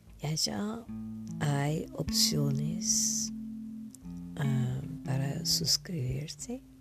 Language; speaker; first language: Spanish; non-native, fluent; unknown